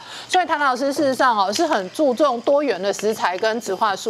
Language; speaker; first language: Chinese; native; Chinese